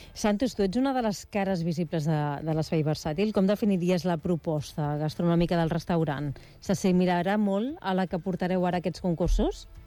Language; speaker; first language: Catalan; native; Catalan